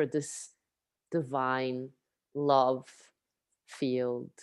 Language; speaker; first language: English; non-native, fluent; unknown